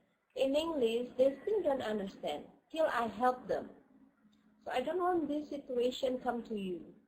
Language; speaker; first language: English; non-native, fluent; Indonesian